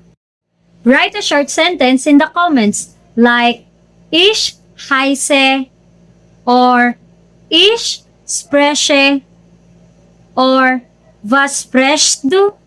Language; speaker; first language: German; non-native, learner; Cebuano